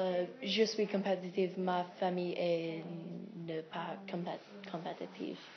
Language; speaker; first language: French; non-native, learner; English